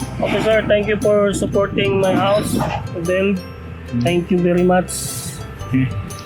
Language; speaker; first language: English; non-native, learner; Cebuano